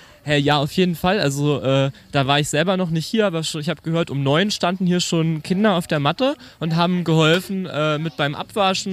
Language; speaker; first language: German; native; German